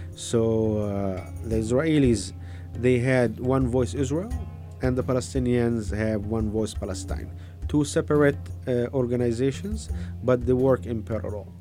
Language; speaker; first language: English; non-native, fluent; Arabic